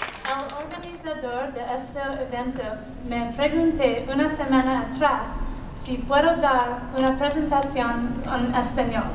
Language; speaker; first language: Spanish; non-native, learner; English